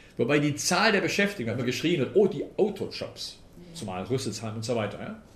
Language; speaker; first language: German; native; German